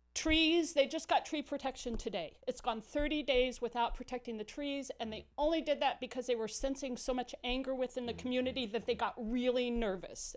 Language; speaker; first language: English; native; English